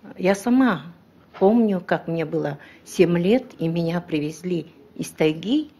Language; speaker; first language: Russian; non-native, local second language; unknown